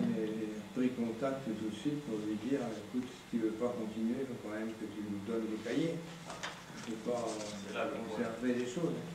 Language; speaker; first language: French; native; French